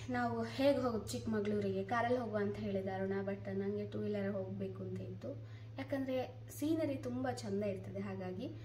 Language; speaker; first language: Kannada; native; Kannada